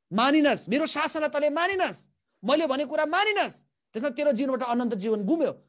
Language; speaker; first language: Nepali; native; Nepali